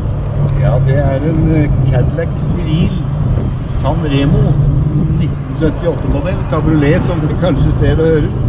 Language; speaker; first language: Norwegian; native; Norwegian